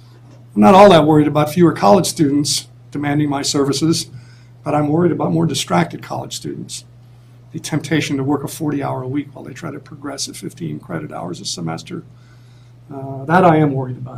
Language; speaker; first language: English; native; English